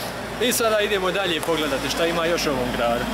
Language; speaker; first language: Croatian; early bilingual, heritage; Croatian